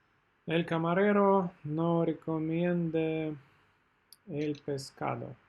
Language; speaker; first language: Spanish; non-native, learner; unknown